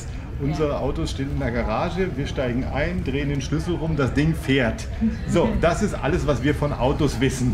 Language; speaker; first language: German; native; German